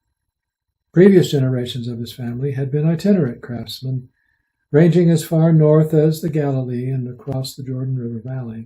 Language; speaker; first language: English; native; English